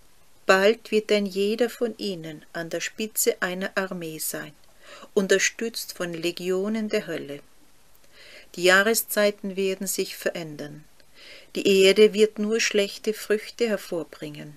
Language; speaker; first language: German; native; German